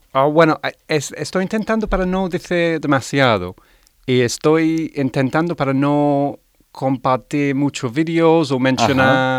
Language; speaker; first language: Spanish; non-native, learner; English